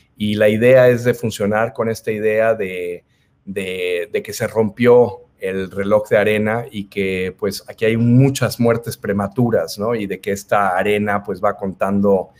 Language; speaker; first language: Spanish; native; Spanish